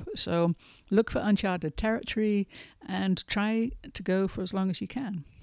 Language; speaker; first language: English; native; English